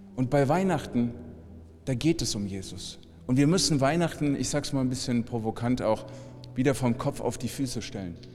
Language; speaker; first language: German; native; German